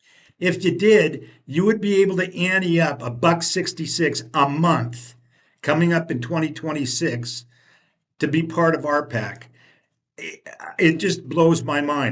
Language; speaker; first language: English; native; English